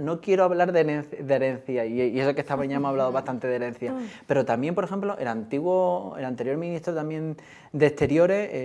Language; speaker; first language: Spanish; native; Spanish